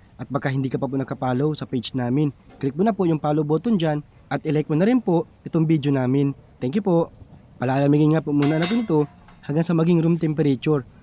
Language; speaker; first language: Filipino; native; Filipino